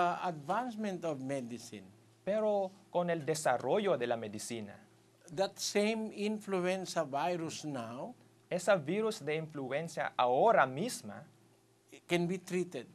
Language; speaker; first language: Spanish; non-native, fluent; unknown